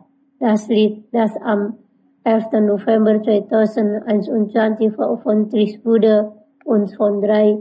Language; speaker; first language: German; non-native, learner; Indonesian